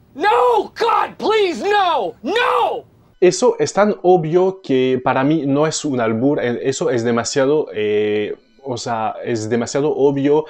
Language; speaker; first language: Spanish; non-native, fluent; French